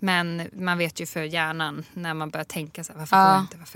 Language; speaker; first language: Swedish; native; Swedish